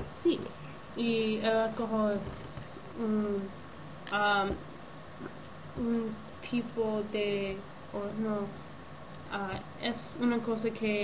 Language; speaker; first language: Spanish; non-native, learner; English